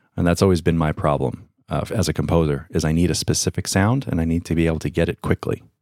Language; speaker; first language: English; native; English